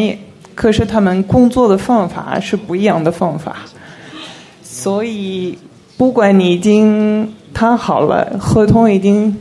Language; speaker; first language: Chinese; non-native, fluent; Italian